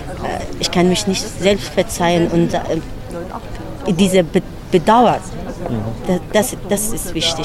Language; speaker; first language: German; non-native, fluent; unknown